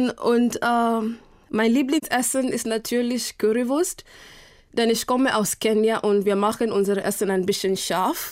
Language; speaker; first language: German; non-native, fluent; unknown